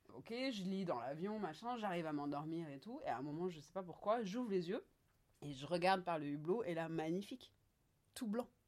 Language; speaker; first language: French; native; French